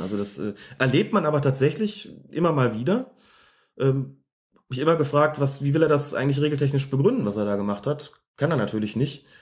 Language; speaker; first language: German; native; German